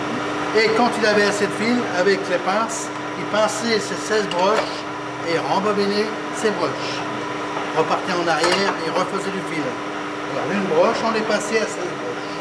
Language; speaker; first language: French; native; French